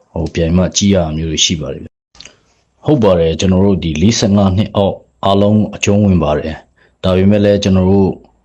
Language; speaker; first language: Burmese; non-native, local second language; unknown